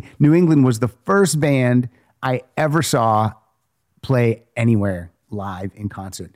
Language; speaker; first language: English; native; English